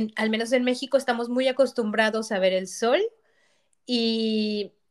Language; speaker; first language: Spanish; native; Spanish